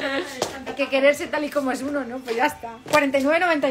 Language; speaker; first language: Spanish; native; Spanish